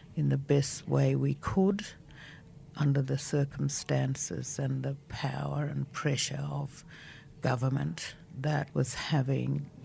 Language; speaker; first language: English; non-native, local second language; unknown